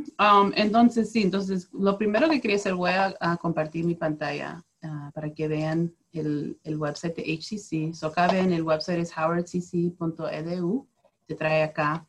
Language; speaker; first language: Spanish; early bilingual, heritage; Spanish